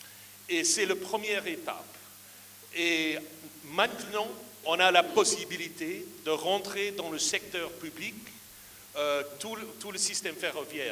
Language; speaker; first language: French; non-native, fluent; English